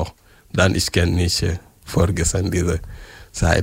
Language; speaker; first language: German; non-native, learner; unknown